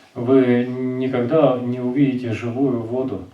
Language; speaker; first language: Russian; native; Russian